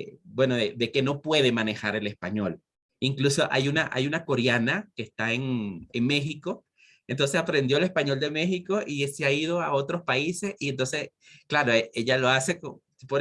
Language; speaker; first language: Spanish; native; Spanish